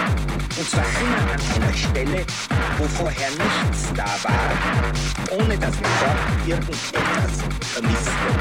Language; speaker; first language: German; native; German